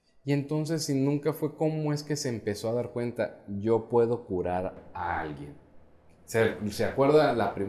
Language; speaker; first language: Spanish; native; Spanish